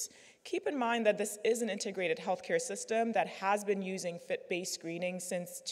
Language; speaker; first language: English; native; English